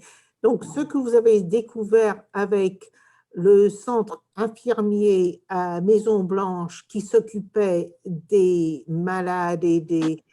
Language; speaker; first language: French; early bilingual, heritage; English